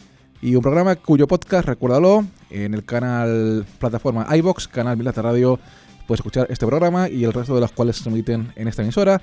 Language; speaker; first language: Spanish; native; Spanish